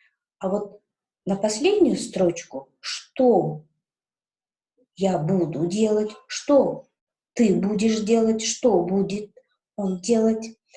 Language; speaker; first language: Russian; non-native, local second language; Kazakh